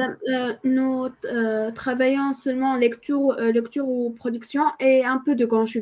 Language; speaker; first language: French; non-native, learner; Arabic